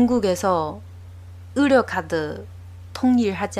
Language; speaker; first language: Korean; non-native, learner; Chinese